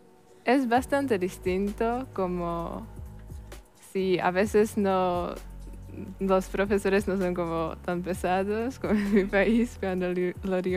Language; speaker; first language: Spanish; non-native, learner; Czech